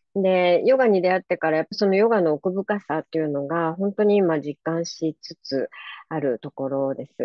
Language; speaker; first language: Japanese; native; Japanese